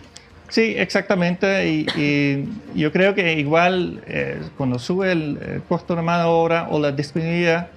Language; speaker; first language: Spanish; non-native, fluent; Dutch